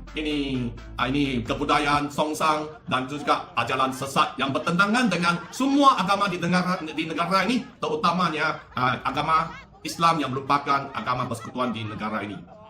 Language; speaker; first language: Malay; non-native, local second language; Chinese